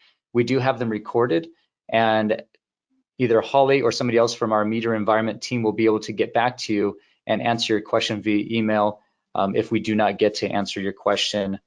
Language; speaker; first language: English; native; English